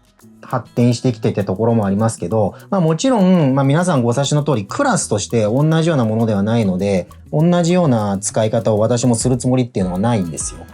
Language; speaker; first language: Japanese; native; Japanese